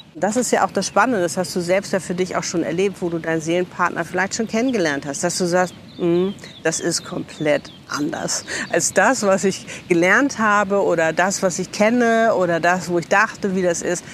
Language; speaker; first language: German; native; German